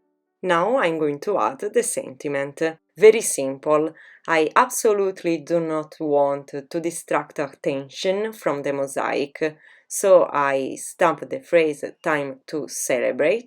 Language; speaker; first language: English; non-native, fluent; Italian